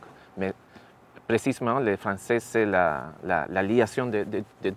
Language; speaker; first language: French; non-native, learner; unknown